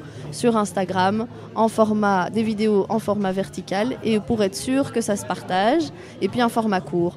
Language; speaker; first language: French; native; French